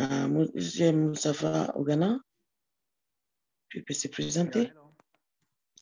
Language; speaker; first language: French; non-native, learner; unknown